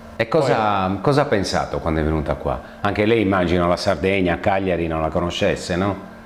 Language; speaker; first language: Italian; native; Italian